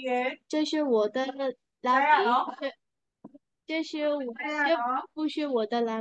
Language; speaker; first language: Chinese; non-native, learner; Burmese